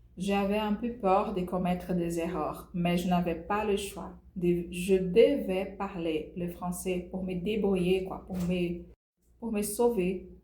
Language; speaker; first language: French; non-native, fluent; Portuguese